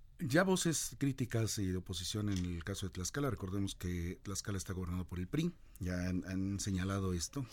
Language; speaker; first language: Spanish; native; Spanish